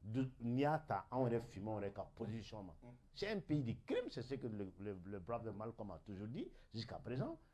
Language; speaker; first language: French; non-native, local second language; Bambara